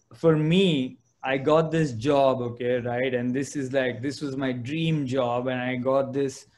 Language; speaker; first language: English; non-native, local second language; Gujarati